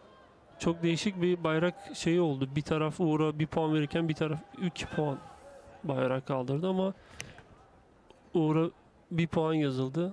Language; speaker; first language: Turkish; native; Turkish